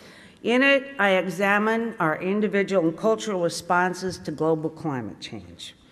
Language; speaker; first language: English; native; English